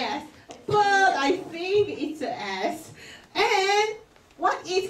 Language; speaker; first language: English; non-native, fluent; Korean